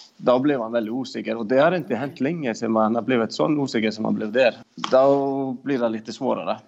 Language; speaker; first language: Swedish; non-native, fluent; Icelandic